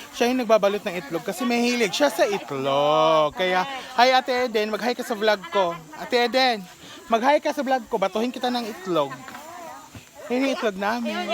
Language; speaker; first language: Filipino; native; Filipino